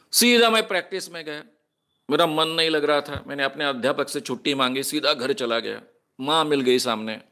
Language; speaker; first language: Hindi; non-native, local second language; Marathi